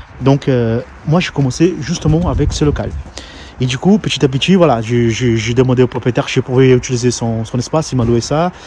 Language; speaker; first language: French; non-native, fluent; Portuguese